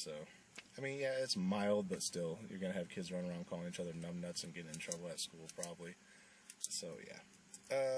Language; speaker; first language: English; native; English